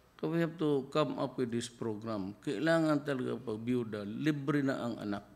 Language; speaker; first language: Filipino; non-native, local second language; Cebuano